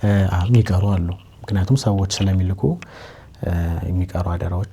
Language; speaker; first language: Amharic; native; Amharic